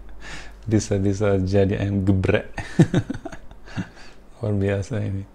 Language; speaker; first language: Indonesian; non-native, fluent; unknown